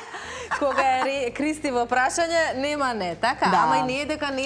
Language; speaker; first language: Macedonian; native; Macedonian